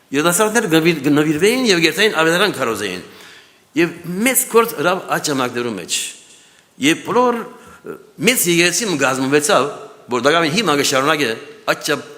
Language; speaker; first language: Armenian; early bilingual, heritage; Armenian